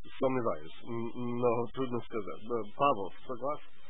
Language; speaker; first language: Russian; non-native, learner; English